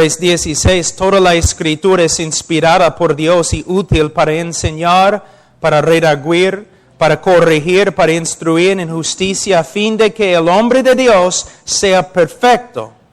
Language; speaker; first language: Spanish; non-native, fluent; English